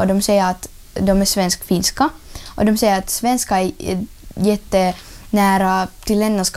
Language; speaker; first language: Swedish; non-native, learner; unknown